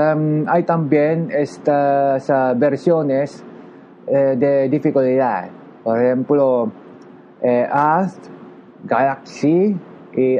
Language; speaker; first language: Spanish; non-native, learner; Japanese